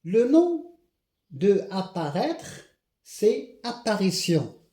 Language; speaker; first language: French; non-native, local second language; Arabic